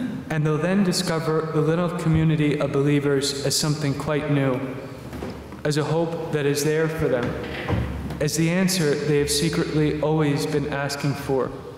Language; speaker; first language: English; native; English